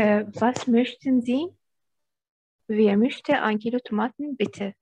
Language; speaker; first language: German; non-native, learner; Arabic